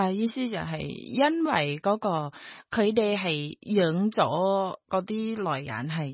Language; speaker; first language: Cantonese; non-native, fluent; Thai